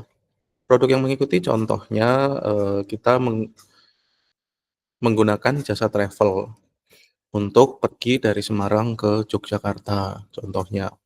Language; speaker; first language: Indonesian; native; Indonesian